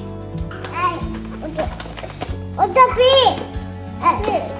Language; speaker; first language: Chinese; early bilingual, heritage; Chinese